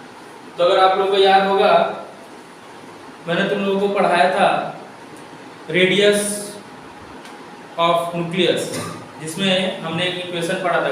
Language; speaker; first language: Hindi; native; Hindi